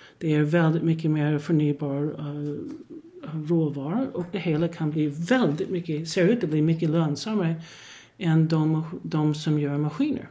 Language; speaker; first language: Swedish; non-native, fluent; English